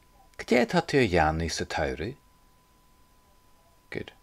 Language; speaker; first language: Irish; non-native, local second language; English